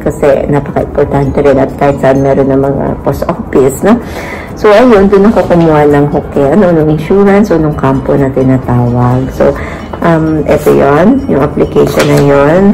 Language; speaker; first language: Filipino; native; Filipino